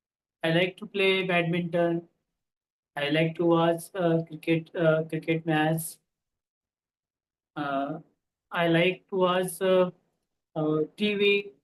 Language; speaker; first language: English; non-native, local second language; Marathi